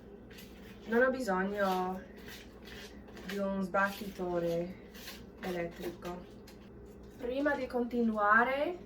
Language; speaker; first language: Italian; non-native, learner; English